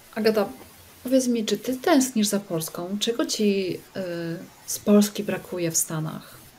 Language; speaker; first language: Polish; native; Polish